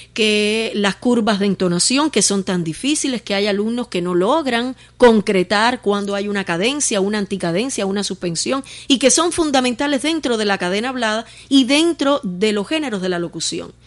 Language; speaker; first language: Spanish; native; Spanish